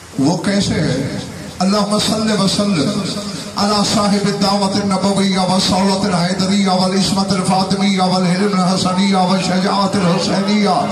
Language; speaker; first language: Urdu; non-native, local second language; Saraiki